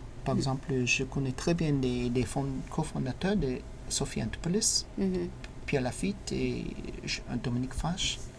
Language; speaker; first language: French; non-native, learner; English